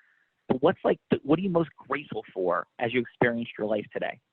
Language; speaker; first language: English; native; English